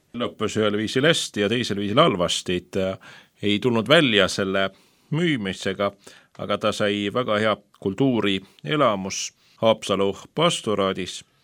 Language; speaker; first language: Estonian; non-native, fluent; Swedish